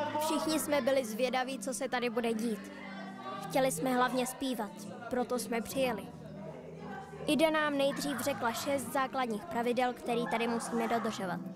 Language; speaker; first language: Czech; native; Czech